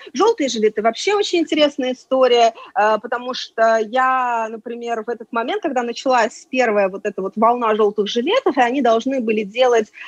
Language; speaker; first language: Russian; native; Russian